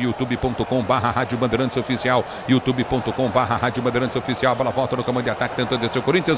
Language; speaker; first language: Portuguese; native; Portuguese